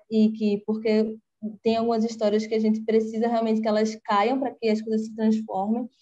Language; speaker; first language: Portuguese; native; Portuguese